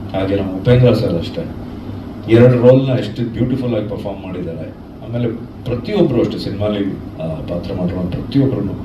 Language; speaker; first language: Kannada; native; Kannada